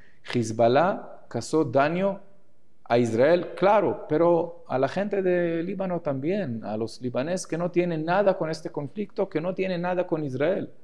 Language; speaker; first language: Spanish; non-native, fluent; Hebrew